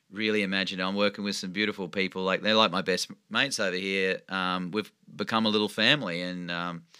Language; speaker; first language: English; native; English